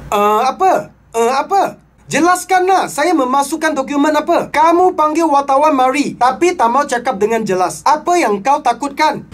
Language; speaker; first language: Malay; non-native, local second language; Chinese